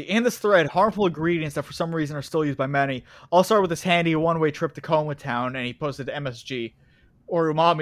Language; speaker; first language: English; native; English